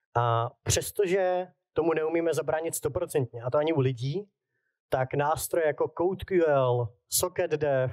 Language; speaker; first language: Czech; native; Czech